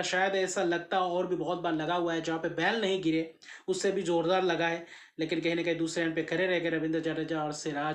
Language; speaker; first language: Hindi; native; Hindi